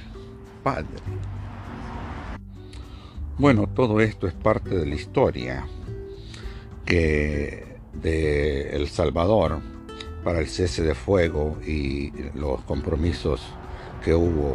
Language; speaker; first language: Spanish; native; Spanish